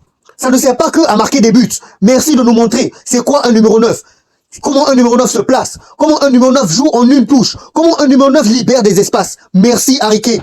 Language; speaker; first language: French; native; French